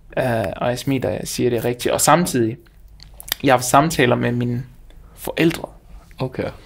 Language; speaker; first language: Danish; native; Danish